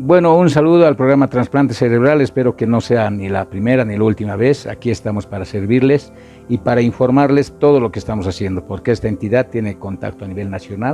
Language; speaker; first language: Spanish; native; Spanish